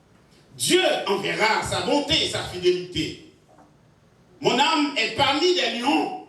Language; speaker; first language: French; non-native, local second language; Haitian Creole